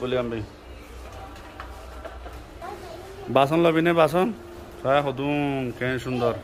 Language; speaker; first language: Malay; non-native, learner; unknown